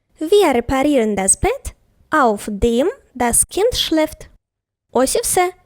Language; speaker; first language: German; non-native, fluent; Ukrainian